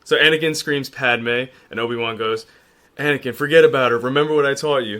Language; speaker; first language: English; native; English